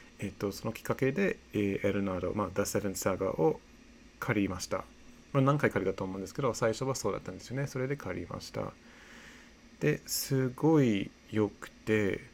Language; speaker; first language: Japanese; non-native, fluent; English